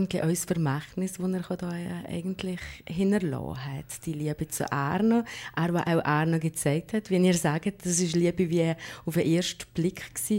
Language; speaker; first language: German; native; German